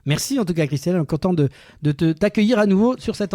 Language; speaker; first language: French; native; French